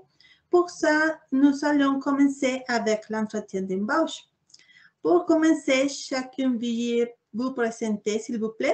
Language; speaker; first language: French; non-native, learner; Spanish